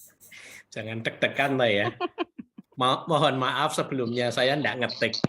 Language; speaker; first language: Malay; native; Malay